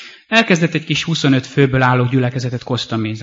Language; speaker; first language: Hungarian; native; Hungarian